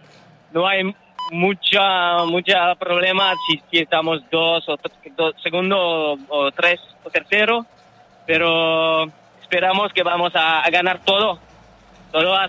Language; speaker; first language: Spanish; non-native, learner; French